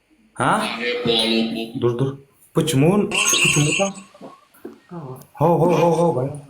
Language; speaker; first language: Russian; non-native, learner; Turkmen